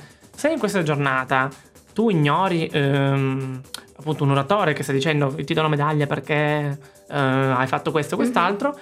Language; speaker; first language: Italian; native; Italian